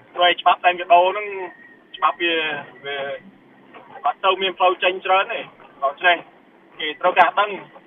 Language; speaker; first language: Khmer; early bilingual, heritage; Khmer